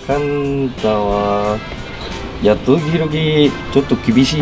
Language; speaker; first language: Japanese; non-native, learner; Vietnamese